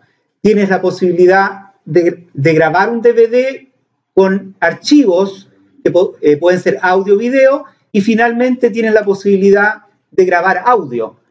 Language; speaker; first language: Spanish; native; Spanish